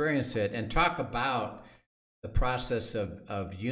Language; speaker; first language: English; native; English